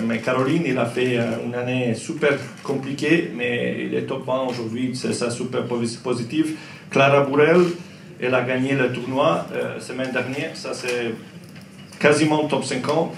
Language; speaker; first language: French; non-native, learner; Croatian